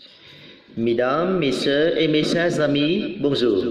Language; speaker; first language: French; non-native, learner; Vietnamese